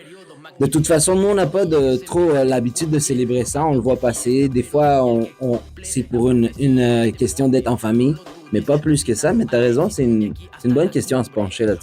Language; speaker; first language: French; non-native, fluent; Spanish